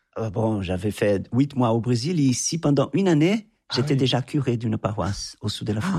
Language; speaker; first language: French; non-native, fluent; Portuguese